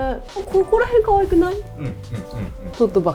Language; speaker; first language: Japanese; native; Japanese